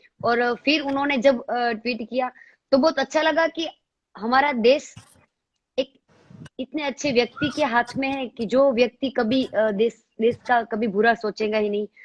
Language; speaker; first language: Hindi; non-native, local second language; Gujarati